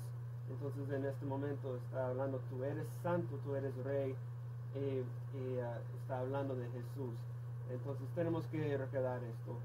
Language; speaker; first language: Spanish; non-native, fluent; English